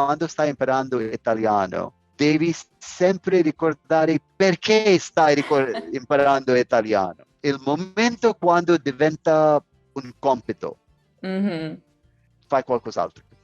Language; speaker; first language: Italian; non-native, learner; English